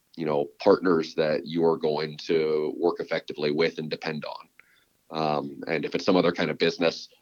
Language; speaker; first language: English; native; English